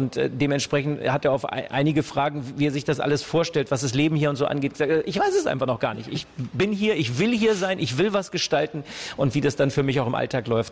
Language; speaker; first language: German; native; German